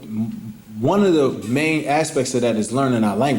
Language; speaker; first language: English; native; English